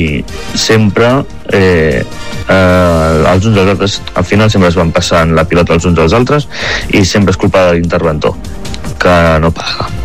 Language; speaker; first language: Catalan; native; Catalan